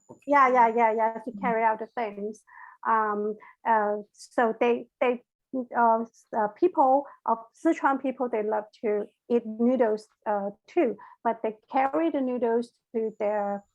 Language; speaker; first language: English; non-native, learner; Chinese